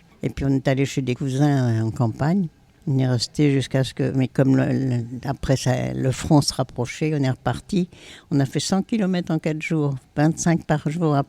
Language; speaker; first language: French; native; French